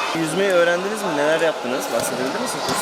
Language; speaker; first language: Turkish; native; Turkish